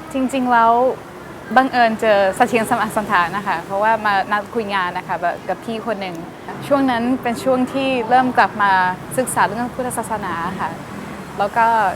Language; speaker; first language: Thai; non-native, fluent; Portuguese